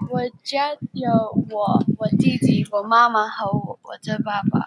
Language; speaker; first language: Chinese; non-native, learner; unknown